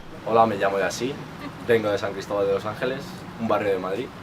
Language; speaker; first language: Spanish; early bilingual, other home language; Arabic